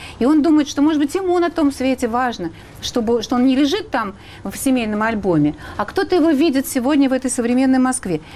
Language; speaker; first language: Russian; native; Russian